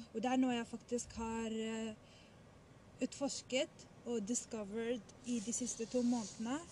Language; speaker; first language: Norwegian; early bilingual, other home language; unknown